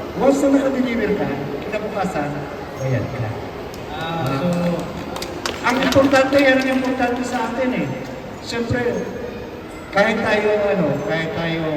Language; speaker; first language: Filipino; non-native, local second language; Bikol